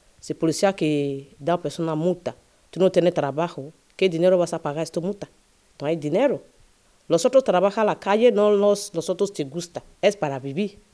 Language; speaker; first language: Spanish; non-native, learner; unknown